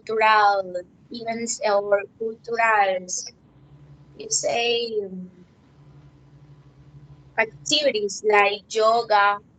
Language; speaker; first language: English; non-native, learner; Spanish